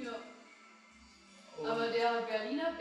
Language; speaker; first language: German; native; German